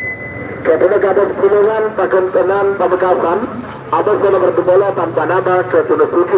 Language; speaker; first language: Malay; non-native, local second language; Madurese